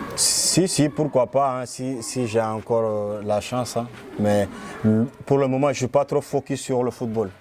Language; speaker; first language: French; non-native, local second language; Fula